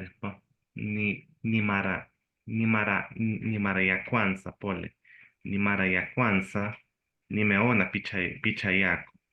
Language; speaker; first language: Swahili; non-native, learner; Spanish